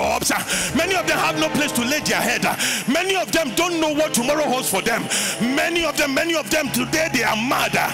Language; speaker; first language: English; non-native, local second language; Akan